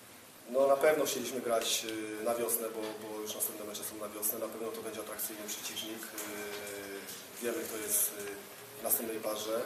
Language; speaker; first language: Polish; native; Polish